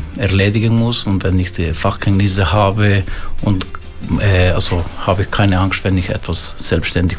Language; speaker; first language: German; non-native, local second language; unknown